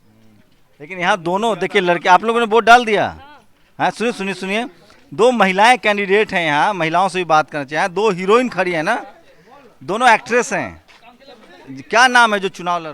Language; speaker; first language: Hindi; native; Hindi